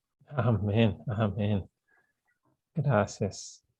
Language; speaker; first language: Spanish; non-native, fluent; English